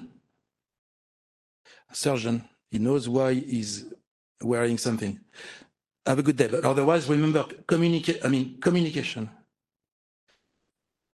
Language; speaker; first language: English; non-native, fluent; French